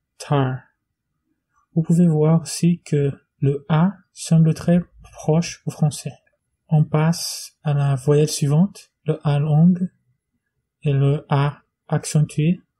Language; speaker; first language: French; non-native, fluent; Portuguese